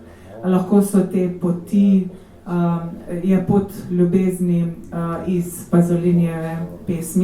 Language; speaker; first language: Slovenian; native; Slovenian